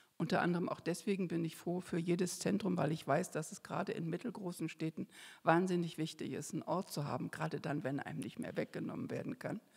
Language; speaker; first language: German; native; German